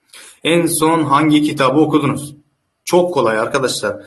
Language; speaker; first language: Turkish; non-native, fluent; Uzbek